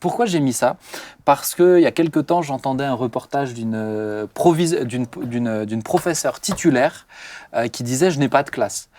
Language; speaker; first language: French; native; French